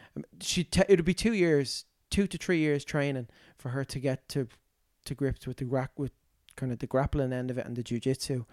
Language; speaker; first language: English; native; English